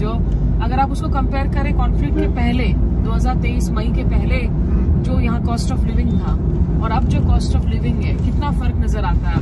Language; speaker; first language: Hindi; native; Hindi